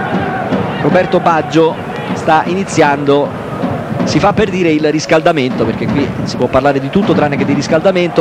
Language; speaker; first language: Italian; native; Italian